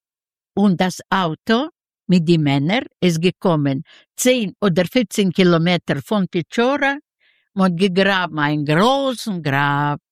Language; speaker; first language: German; non-native, learner; Yiddish